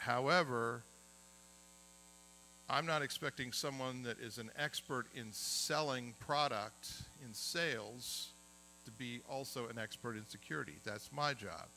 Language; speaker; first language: English; native; English